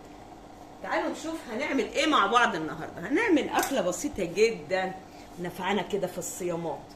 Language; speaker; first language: Arabic; native; Arabic